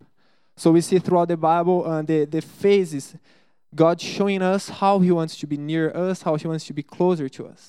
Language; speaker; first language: English; non-native, fluent; Portuguese